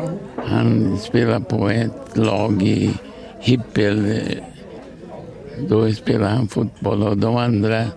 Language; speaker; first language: Swedish; early bilingual, other home language; Portuguese